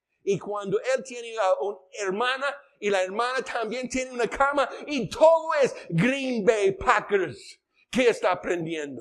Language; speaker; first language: Spanish; non-native, fluent; English